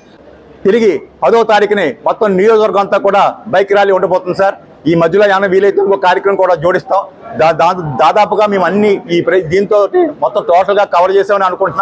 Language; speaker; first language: Telugu; native; Telugu